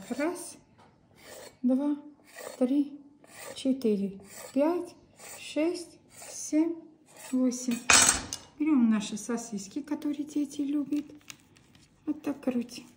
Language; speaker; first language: Russian; non-native, local second language; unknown